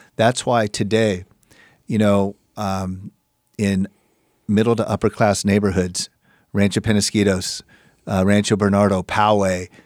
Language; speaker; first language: English; native; English